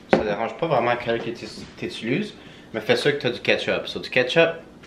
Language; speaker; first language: French; native; French